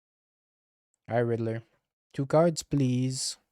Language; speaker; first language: English; native; English